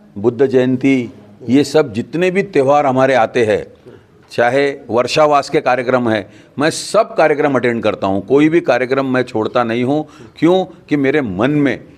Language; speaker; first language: Hindi; non-native, local second language; Sindhi